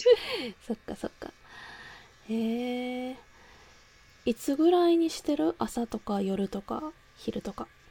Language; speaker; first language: Japanese; native; Japanese